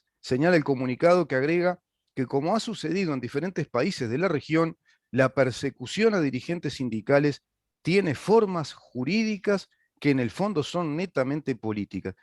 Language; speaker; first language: Spanish; native; Spanish